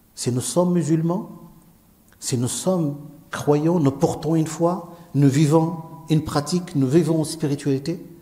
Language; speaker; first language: French; non-native, local second language; Arabic